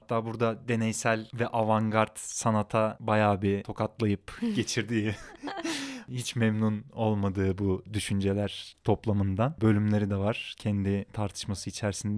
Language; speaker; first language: Turkish; native; Turkish